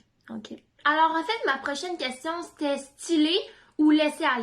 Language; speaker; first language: French; native; French